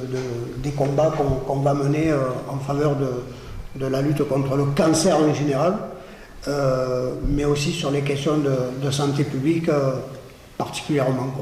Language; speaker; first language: French; native; French